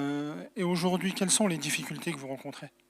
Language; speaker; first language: French; native; French